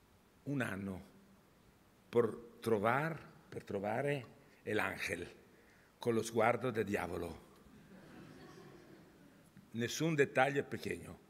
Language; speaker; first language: Spanish; non-native, learner; Italian